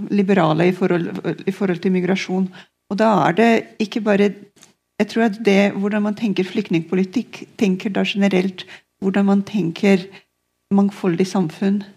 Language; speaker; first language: Norwegian; non-native, fluent; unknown